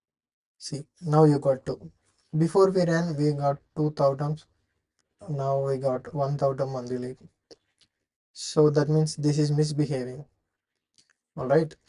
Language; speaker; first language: English; non-native, fluent; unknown